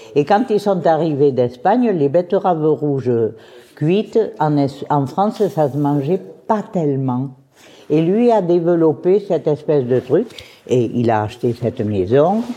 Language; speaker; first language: French; early bilingual, other home language; Spanish